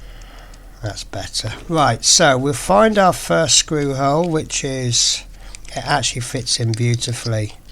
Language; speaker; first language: English; native; English